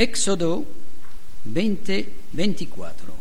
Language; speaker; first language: Spanish; non-native, fluent; French